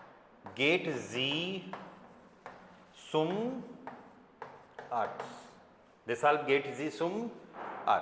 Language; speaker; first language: German; non-native, fluent; Hindi